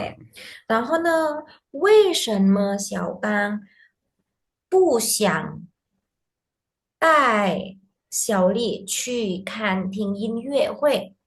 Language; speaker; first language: Chinese; non-native, fluent; Indonesian